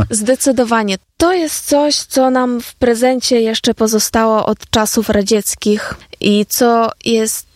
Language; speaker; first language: Polish; non-native, fluent; Ukrainian